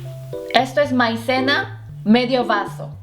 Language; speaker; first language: Spanish; non-native, fluent; Korean